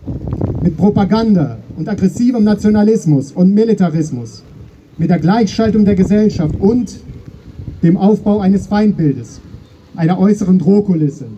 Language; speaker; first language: German; native; German